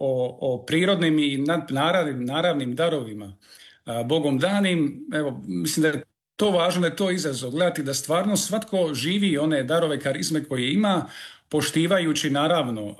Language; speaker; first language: Serbian; native; Serbian